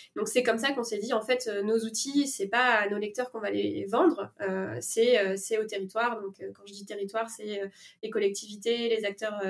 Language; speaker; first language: French; native; French